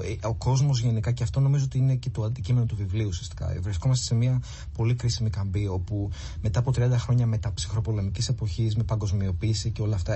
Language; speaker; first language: Greek; native; Greek